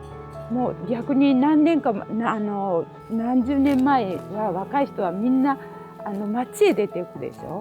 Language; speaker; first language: Japanese; native; Japanese